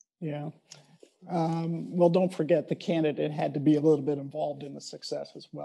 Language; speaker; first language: English; native; English